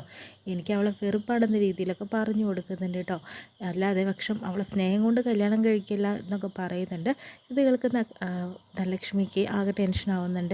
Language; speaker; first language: Malayalam; native; Malayalam